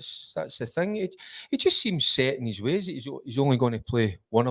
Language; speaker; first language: English; native; English